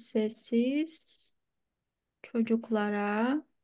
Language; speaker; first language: Turkish; non-native, fluent; Kyrgyz